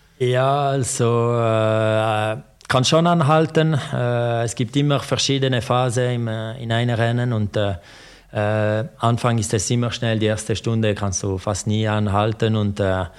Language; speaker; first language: German; non-native, local second language; French